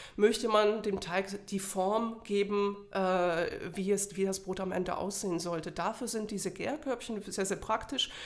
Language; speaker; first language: German; non-native, fluent; Polish